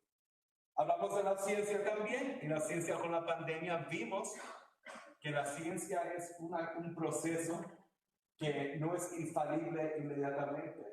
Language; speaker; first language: Spanish; early bilingual, heritage; Spanish